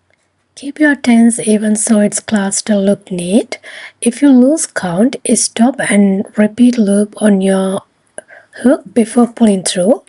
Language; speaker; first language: English; non-native, fluent; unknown